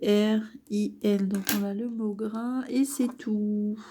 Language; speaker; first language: French; native; French